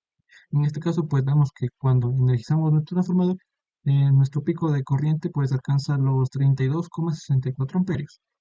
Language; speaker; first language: Spanish; native; Spanish